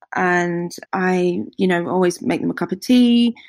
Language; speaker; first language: English; native; English